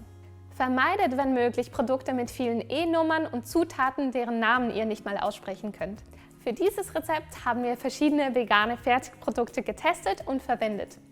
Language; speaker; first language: German; native; German